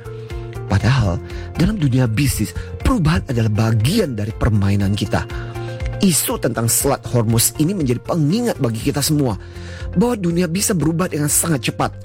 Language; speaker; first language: Indonesian; native; Indonesian